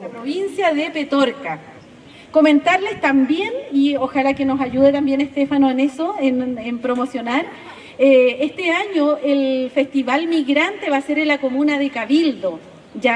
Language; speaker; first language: Spanish; native; Spanish